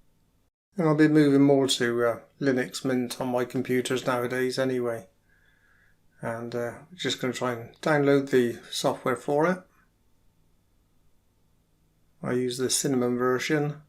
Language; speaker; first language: English; native; English